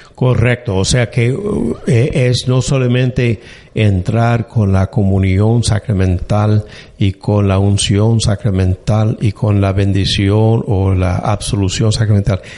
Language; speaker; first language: Spanish; non-native, fluent; English